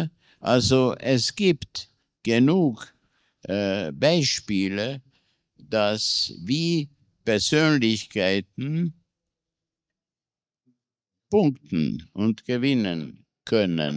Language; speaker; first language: German; non-native, fluent; Hungarian